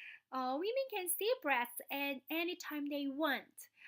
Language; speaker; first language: English; non-native, fluent; Korean